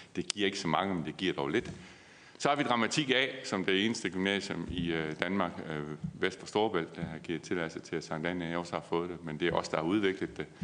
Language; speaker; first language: Danish; native; Danish